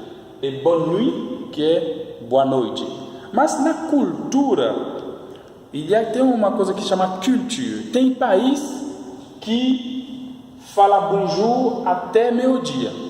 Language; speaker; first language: Portuguese; non-native, fluent; Haitian Creole